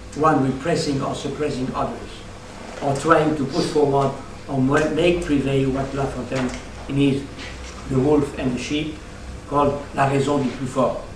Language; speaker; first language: English; non-native, fluent; French